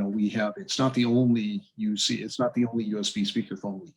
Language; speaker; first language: English; native; English